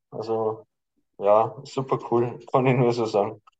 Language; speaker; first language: German; native; German